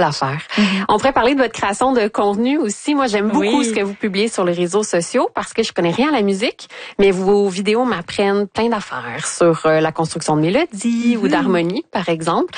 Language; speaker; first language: French; native; French